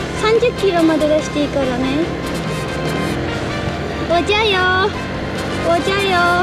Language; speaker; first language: Chinese; non-native, fluent; Japanese